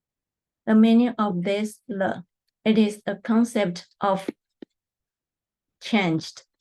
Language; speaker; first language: English; non-native, fluent; Chinese